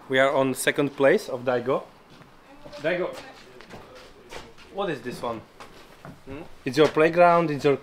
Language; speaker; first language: English; non-native, learner; Polish